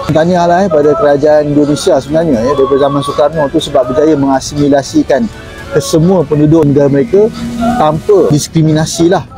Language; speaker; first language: Malay; native; Malay